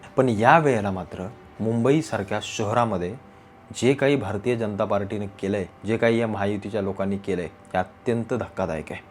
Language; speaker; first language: Marathi; native; Marathi